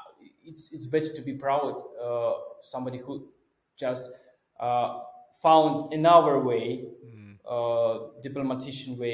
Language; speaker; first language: English; non-native, fluent; Russian